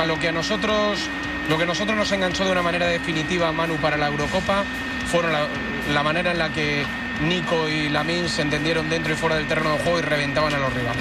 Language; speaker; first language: Spanish; native; Spanish